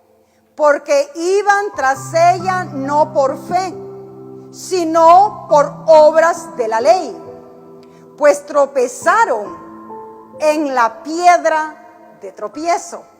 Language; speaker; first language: Spanish; native; Spanish